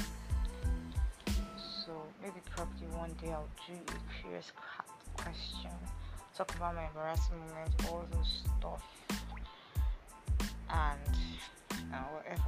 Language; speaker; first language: English; non-native, local second language; Ibibio